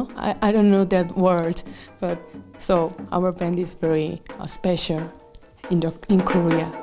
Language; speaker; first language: English; non-native, learner; Korean